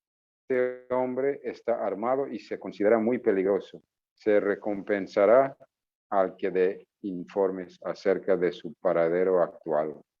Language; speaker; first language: Spanish; non-native, fluent; English